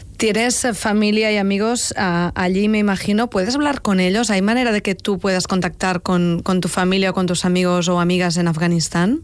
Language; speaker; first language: Spanish; non-native, local second language; Catalan